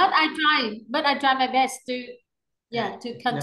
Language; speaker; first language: English; non-native, learner; Vietnamese